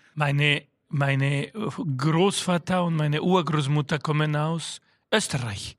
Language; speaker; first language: German; non-native, fluent; Spanish